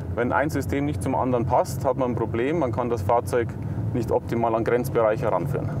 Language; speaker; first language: German; native; German